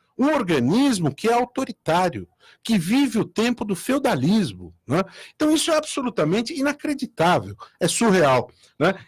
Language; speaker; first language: Portuguese; native; Portuguese